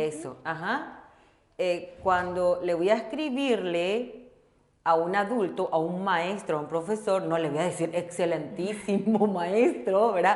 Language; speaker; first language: Spanish; non-native, local second language; Korean